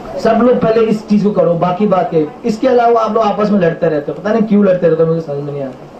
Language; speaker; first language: Hindi; non-native, local second language; Manipuri